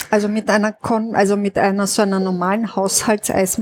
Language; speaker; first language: German; native; German